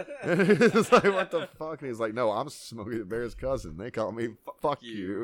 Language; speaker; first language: English; native; English